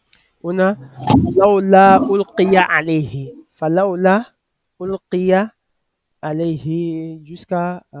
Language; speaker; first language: Arabic; non-native, fluent; French